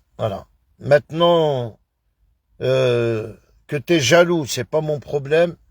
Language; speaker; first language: French; native; French